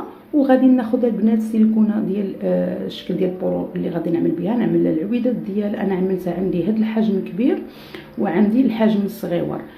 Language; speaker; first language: Arabic; native; Arabic